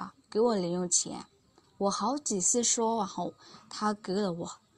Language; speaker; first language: Chinese; non-native, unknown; Burmese